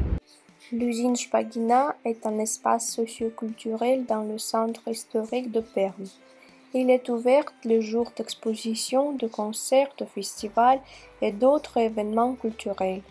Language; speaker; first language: French; non-native, learner; Russian